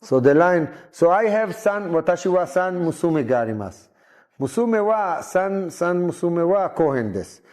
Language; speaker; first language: Japanese; non-native, learner; Hebrew